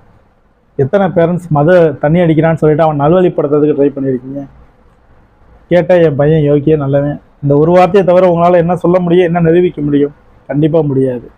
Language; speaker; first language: Tamil; native; Tamil